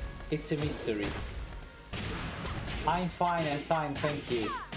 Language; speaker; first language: English; non-native, fluent; Italian